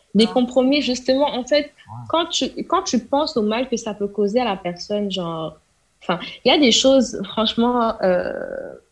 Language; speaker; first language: French; non-native, local second language; Wolof